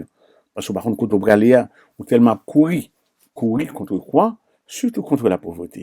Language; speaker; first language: French; non-native, local second language; Haitian Creole